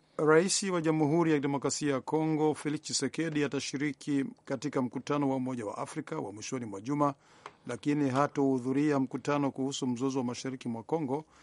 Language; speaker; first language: Swahili; non-native, local second language; Rundi